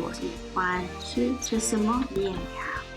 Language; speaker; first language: Chinese; non-native, learner; English